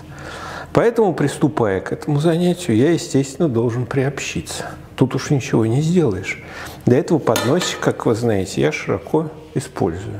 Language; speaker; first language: Russian; native; Russian